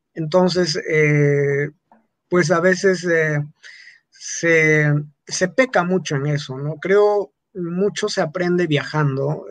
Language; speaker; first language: Spanish; non-native, local second language; Quechua